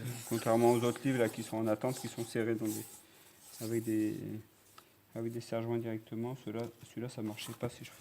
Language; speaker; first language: French; native; French